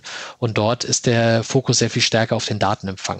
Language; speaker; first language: German; native; German